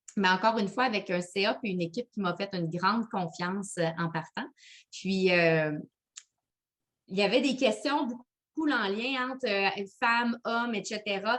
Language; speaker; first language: French; native; French